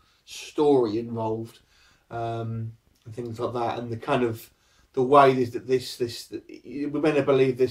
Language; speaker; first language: English; native; English